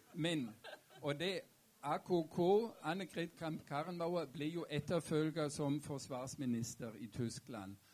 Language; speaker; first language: Norwegian; non-native, fluent; German